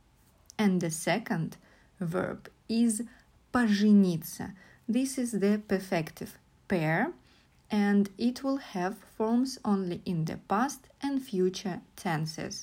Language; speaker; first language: English; non-native, fluent; Russian